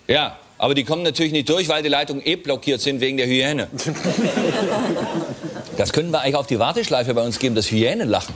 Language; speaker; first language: German; native; German